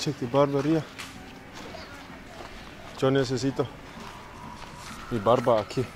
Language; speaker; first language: Spanish; non-native, learner; English